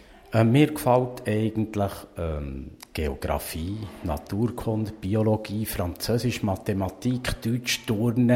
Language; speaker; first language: German; native; German